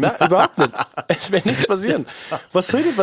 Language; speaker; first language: German; native; German